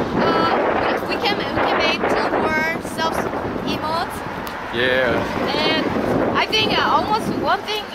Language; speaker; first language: English; non-native, learner; Korean